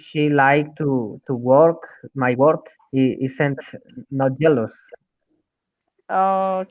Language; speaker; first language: English; non-native, learner; Spanish